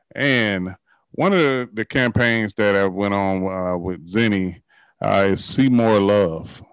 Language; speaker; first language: English; native; English